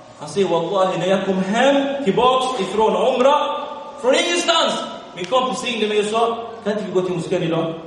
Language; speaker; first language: Swedish; early bilingual, other home language; Arabic